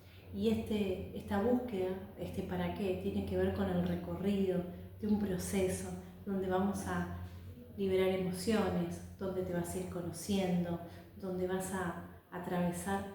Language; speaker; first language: Spanish; native; Spanish